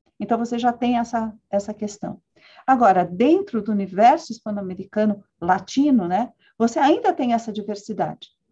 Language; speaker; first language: Portuguese; early bilingual, other home language; Spanish